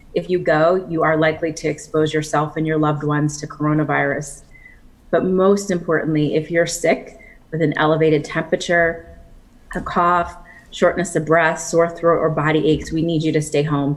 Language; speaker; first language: English; native; English